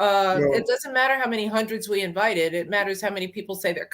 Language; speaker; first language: English; native; English